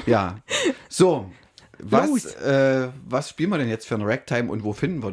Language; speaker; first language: German; native; German